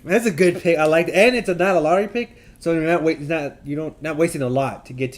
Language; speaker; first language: English; native; English